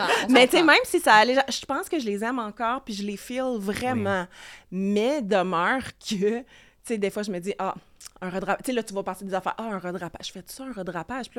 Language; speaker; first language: French; native; French